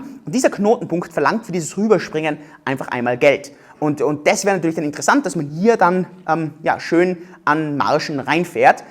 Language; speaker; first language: German; native; German